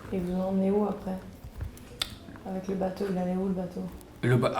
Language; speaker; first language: French; native; French